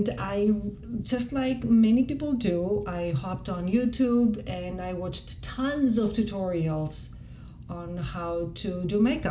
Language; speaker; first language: English; non-native, fluent; Greek